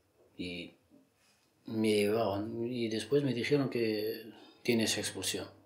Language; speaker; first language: Spanish; non-native, learner; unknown